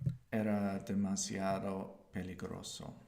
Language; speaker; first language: Spanish; non-native, learner; English